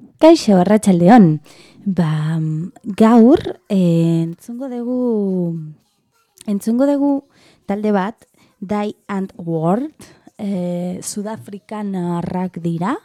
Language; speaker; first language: Basque; non-native, learner; Spanish